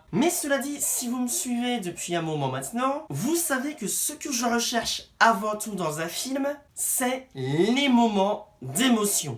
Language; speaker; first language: French; native; French